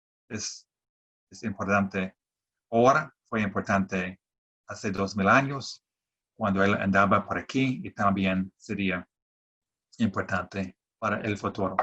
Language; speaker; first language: Spanish; non-native, fluent; English